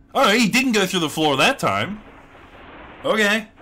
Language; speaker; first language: English; native; English